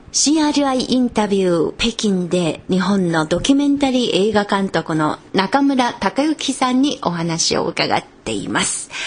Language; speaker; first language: Japanese; non-native, fluent; Chinese